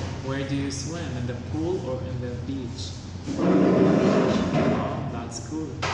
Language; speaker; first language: English; non-native, learner; Arabic